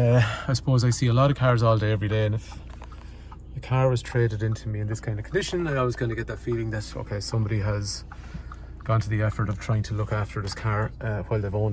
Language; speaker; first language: English; native; English